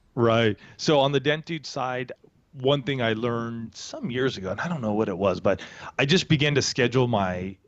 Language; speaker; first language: English; native; English